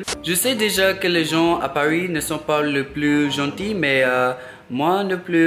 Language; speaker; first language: French; non-native, learner; English